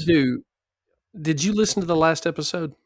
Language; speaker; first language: English; native; English